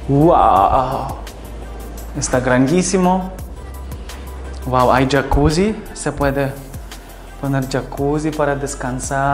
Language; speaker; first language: Spanish; non-native, fluent; Ukrainian